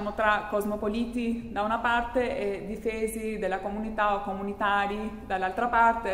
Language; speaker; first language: Italian; non-native, fluent; Albanian